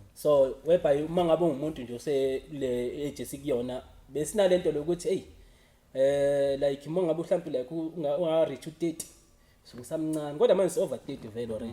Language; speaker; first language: Zulu; native; Zulu